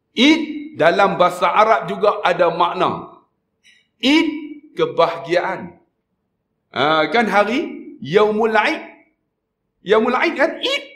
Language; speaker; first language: Malay; native; Malay